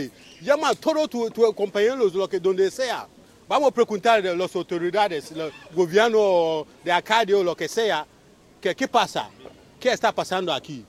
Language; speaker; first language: Spanish; non-native, learner; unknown